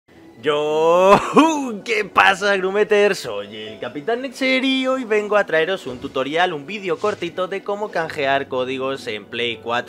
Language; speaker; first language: Spanish; native; Spanish